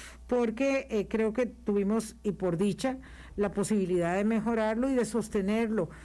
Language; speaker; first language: Spanish; native; Spanish